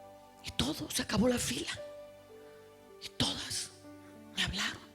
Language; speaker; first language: Spanish; native; Spanish